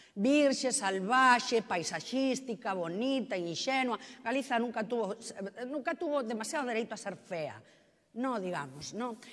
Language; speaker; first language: Galician; native; Galician